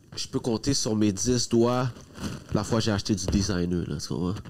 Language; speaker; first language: French; native; French